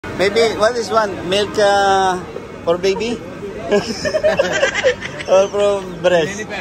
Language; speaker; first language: English; non-native, learner; Filipino